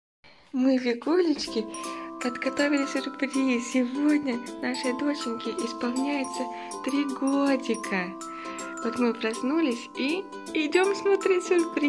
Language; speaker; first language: Russian; native; Russian